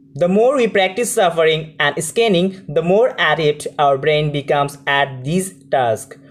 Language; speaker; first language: English; non-native, local second language; Bangla